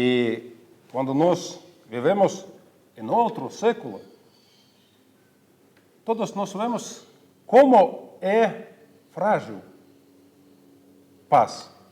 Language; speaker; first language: Portuguese; non-native, fluent; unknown